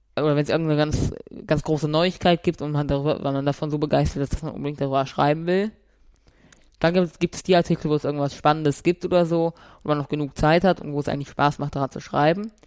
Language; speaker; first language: German; native; German